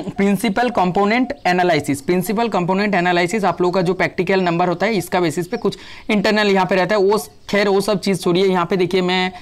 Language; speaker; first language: Hindi; non-native, local second language; Bangla